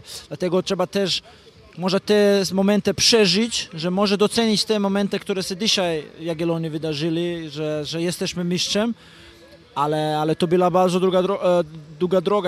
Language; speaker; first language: Polish; non-native, fluent; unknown